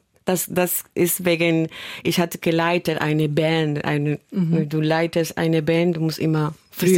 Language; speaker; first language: German; non-native, fluent; Spanish